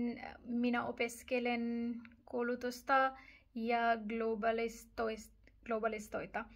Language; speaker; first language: Finnish; non-native, learner; Urdu